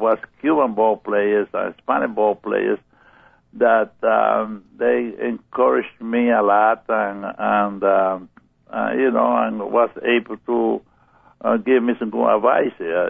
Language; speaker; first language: English; non-native, learner; Spanish